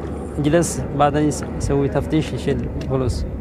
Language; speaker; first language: Arabic; non-native, learner; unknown